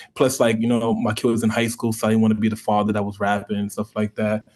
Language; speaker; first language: English; native; English